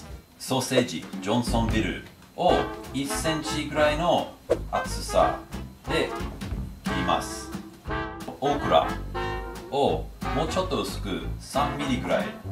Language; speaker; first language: Japanese; non-native, fluent; English